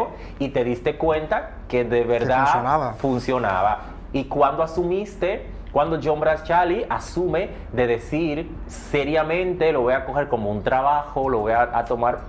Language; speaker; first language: Spanish; native; Spanish